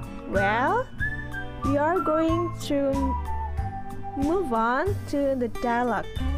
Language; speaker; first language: English; non-native, fluent; Indonesian